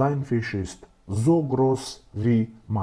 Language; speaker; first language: German; non-native, fluent; Macedonian